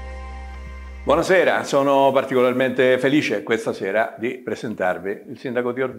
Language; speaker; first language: Italian; native; Italian